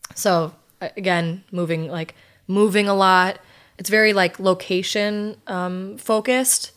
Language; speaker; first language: English; native; English